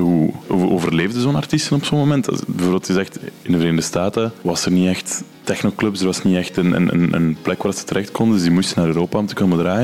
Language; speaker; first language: Dutch; native; Dutch